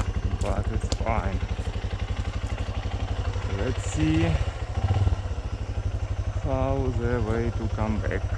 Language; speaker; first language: English; non-native, learner; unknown